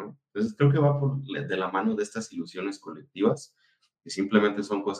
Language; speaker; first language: Spanish; native; Spanish